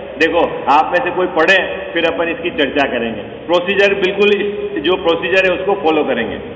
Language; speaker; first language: Hindi; native; Hindi